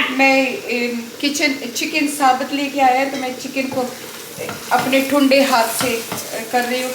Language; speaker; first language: Urdu; non-native, local second language; Pashto